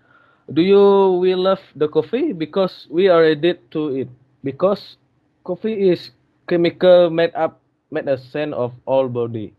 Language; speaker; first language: English; non-native, learner; Malay